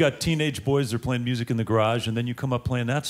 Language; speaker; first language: English; native; English